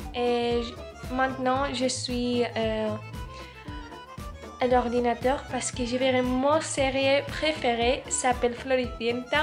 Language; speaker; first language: French; non-native, learner; Spanish